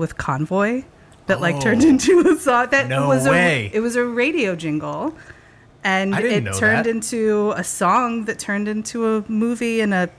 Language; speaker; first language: English; native; English